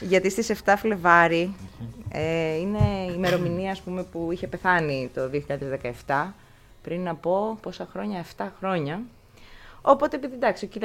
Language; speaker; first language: Greek; native; Greek